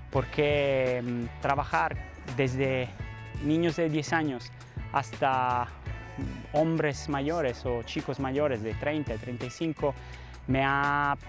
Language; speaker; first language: Spanish; non-native, fluent; Italian